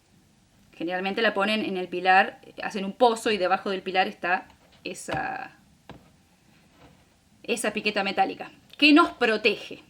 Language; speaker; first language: Spanish; native; Spanish